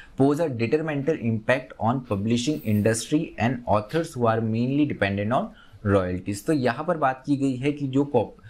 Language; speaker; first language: Hindi; native; Hindi